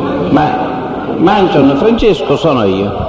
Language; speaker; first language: Italian; native; Italian